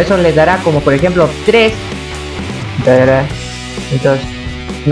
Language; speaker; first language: Spanish; native; Spanish